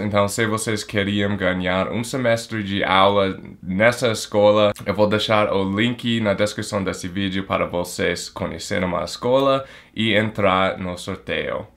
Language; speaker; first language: Portuguese; non-native, fluent; English